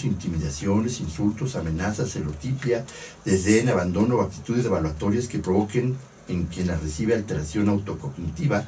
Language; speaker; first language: Spanish; native; Spanish